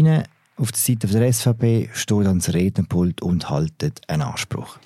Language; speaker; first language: German; native; German